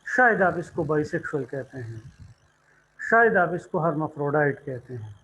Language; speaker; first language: Urdu; non-native, local second language; Pashto